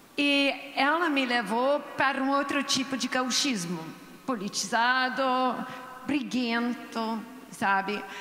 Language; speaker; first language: Portuguese; non-native, fluent; English